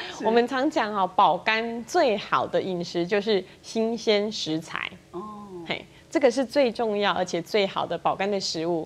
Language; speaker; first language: Chinese; native; Chinese